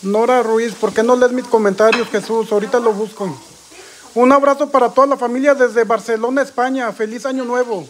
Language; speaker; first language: Spanish; native; Spanish